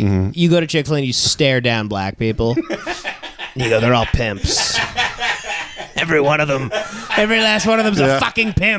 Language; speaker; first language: English; native; English